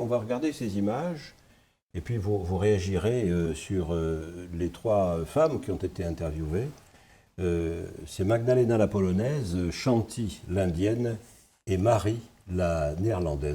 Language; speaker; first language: French; native; French